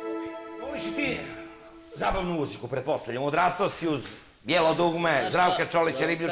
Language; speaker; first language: Serbian; native; Serbian